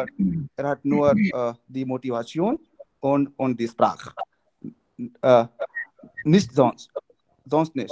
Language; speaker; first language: German; non-native, learner; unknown